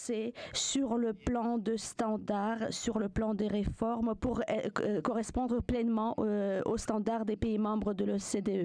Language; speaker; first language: French; non-native, fluent; Ukrainian